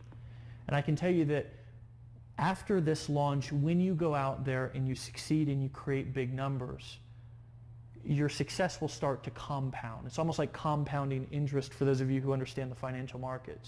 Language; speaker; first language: English; native; English